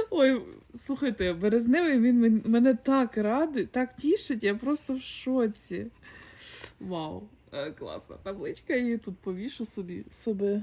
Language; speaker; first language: Ukrainian; non-native, local second language; Russian